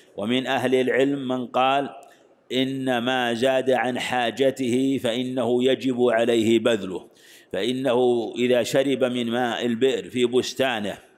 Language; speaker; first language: Arabic; native; Arabic